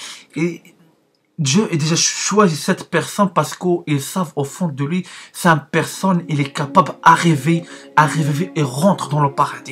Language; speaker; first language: French; non-native, learner; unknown